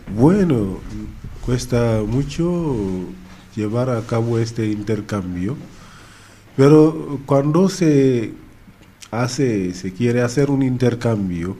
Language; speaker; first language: Spanish; non-native, fluent; Wolof